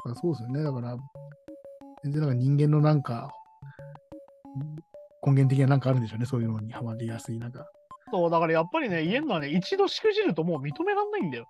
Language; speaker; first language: Japanese; native; Japanese